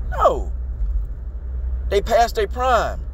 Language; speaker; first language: English; native; English